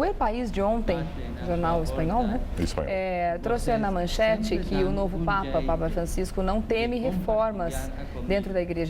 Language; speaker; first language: Portuguese; native; Portuguese